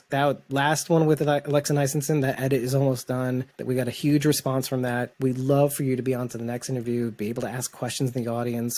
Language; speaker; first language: English; native; English